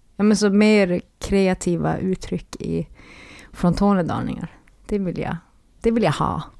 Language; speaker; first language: Swedish; native; Swedish